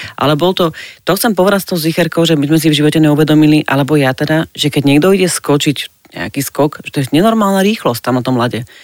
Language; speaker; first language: Slovak; native; Slovak